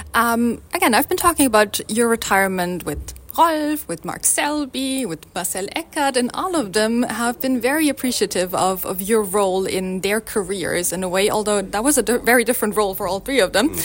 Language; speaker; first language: English; non-native, fluent; German